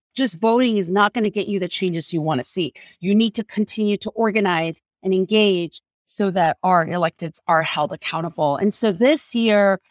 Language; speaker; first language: English; non-native, fluent; Korean